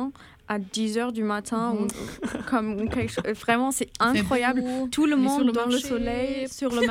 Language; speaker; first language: French; non-native, fluent; German